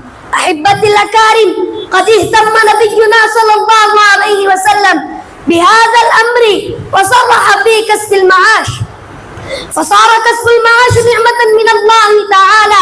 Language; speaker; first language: Arabic; non-native, fluent; Urdu